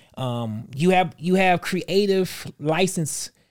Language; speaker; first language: English; native; English